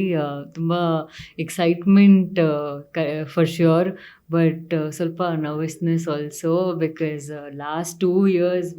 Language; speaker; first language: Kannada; non-native, learner; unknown